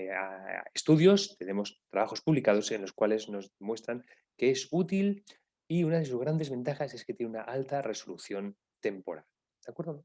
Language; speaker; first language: Spanish; native; Spanish